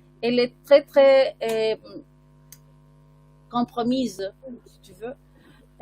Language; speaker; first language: French; non-native, fluent; Spanish